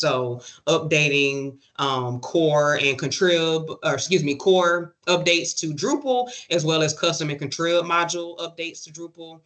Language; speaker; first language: English; native; English